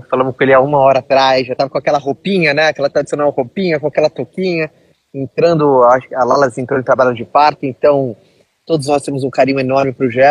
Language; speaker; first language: Portuguese; native; Portuguese